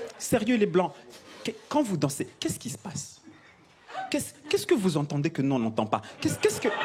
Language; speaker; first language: French; non-native, local second language; Kinyarwanda